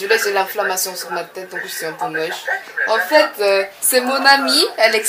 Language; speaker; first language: French; non-native, learner; Korean